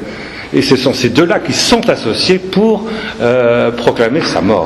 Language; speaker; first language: French; native; French